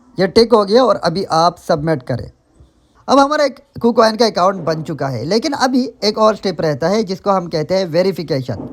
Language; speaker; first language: Urdu; non-native, local second language; Pashto